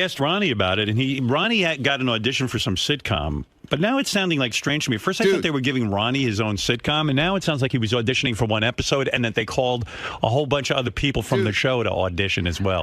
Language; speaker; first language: English; native; English